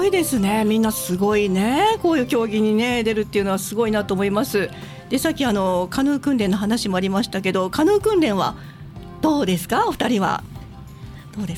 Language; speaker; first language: Japanese; native; Japanese